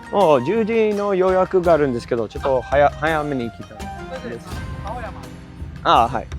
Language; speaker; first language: Japanese; non-native, fluent; English